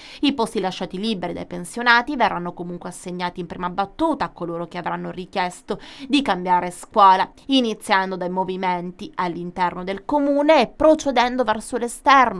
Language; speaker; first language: Italian; native; Italian